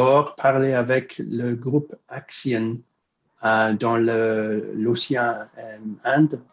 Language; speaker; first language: French; non-native, fluent; English